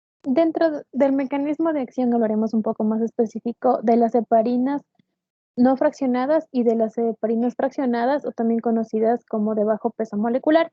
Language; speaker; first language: Spanish; native; Spanish